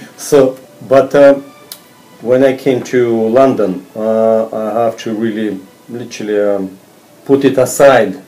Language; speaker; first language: English; non-native, fluent; Russian